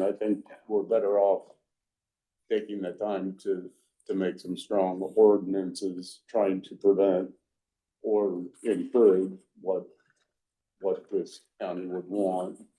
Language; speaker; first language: English; native; English